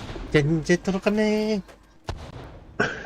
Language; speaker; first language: Japanese; native; Japanese